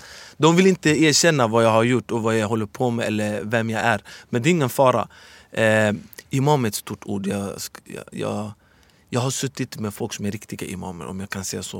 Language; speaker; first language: Swedish; early bilingual, other home language; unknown